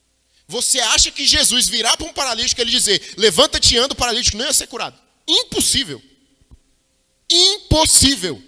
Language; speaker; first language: Portuguese; native; Portuguese